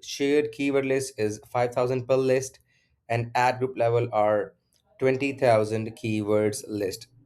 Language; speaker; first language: English; non-native, local second language; Urdu